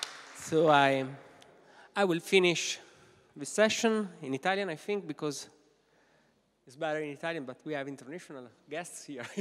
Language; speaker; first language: English; non-native, fluent; Italian